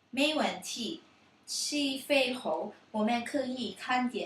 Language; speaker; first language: Chinese; non-native, learner; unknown